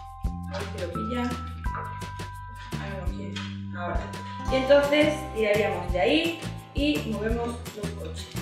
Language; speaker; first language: Spanish; native; Spanish